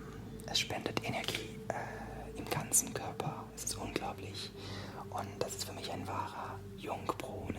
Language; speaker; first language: German; non-native, fluent; French